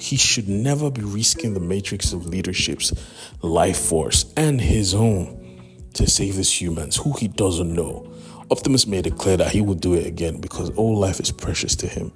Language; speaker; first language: English; native; English